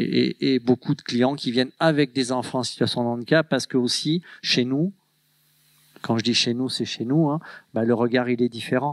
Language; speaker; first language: French; native; French